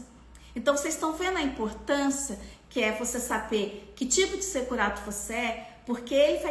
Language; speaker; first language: Portuguese; native; Portuguese